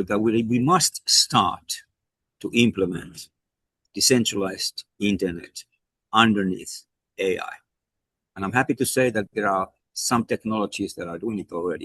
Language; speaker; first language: English; non-native, fluent; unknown